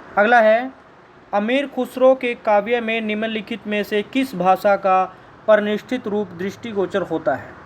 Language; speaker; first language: Hindi; native; Hindi